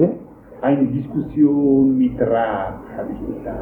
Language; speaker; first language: German; non-native, learner; Italian